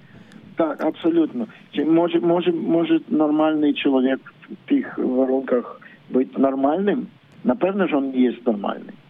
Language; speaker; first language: Polish; non-native, learner; Ukrainian